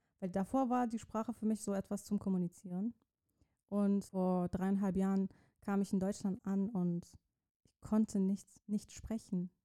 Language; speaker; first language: German; non-native, fluent; Persian